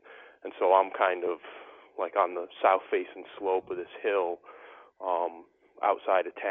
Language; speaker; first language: English; native; English